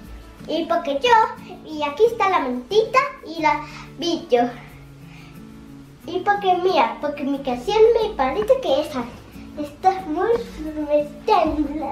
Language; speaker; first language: Spanish; early bilingual, other home language; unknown